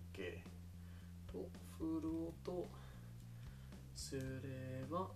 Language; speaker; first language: Japanese; non-native, learner; English